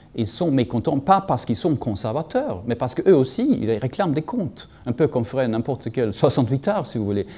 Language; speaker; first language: French; non-native, fluent; Swedish